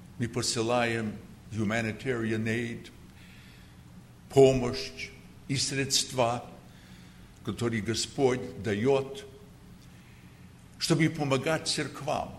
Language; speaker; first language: Russian; early bilingual, heritage; Russian